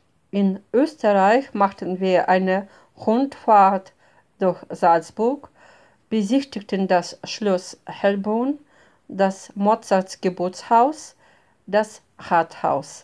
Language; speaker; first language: German; non-native, fluent; Russian